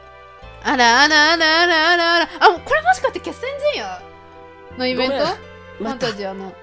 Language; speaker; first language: Japanese; native; Japanese